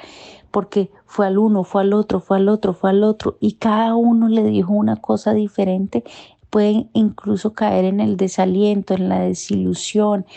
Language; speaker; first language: Spanish; native; Spanish